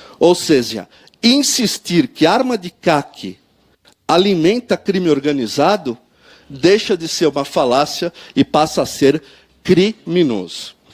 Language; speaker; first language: Portuguese; native; Portuguese